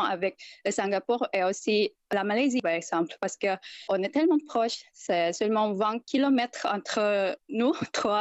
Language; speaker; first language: French; non-native, fluent; Indonesian